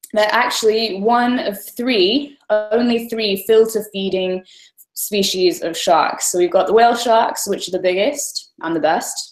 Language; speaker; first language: English; native; English